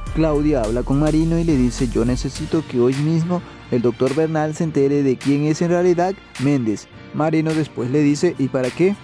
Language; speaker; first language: Spanish; native; Spanish